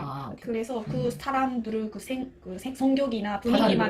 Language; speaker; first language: Korean; non-native, learner; Japanese